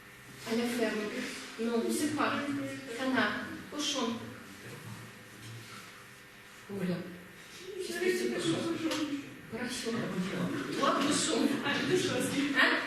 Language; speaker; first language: French; non-native, fluent; Russian